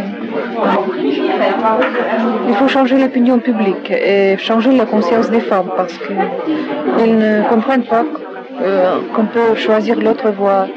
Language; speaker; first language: French; non-native, fluent; Russian